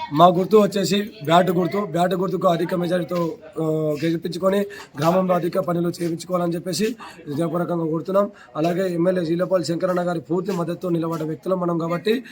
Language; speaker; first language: Telugu; native; Telugu